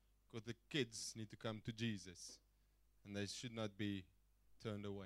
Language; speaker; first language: English; non-native, local second language; Afrikaans